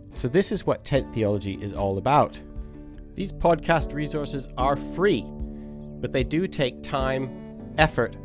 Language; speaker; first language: English; native; English